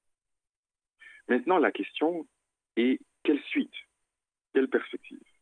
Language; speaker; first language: French; native; French